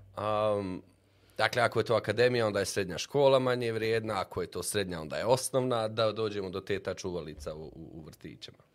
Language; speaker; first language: Bosnian; native; Bosnian